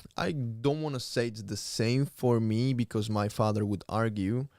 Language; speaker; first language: English; non-native, fluent; Slovak